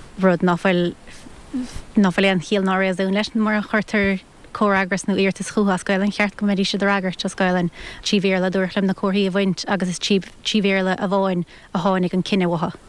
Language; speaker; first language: Irish; native; Irish